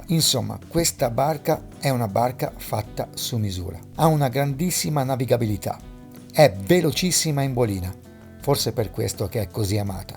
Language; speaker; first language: Italian; native; Italian